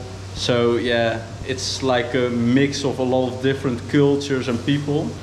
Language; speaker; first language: English; non-native, fluent; Dutch